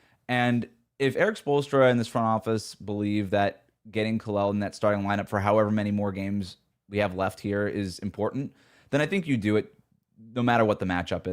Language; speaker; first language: English; native; English